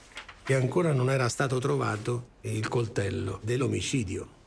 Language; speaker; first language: Italian; native; Italian